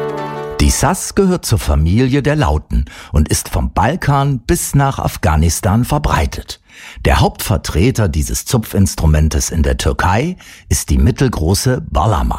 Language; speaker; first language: German; native; German